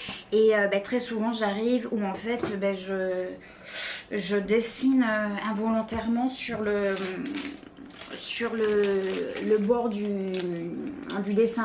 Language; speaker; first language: French; native; French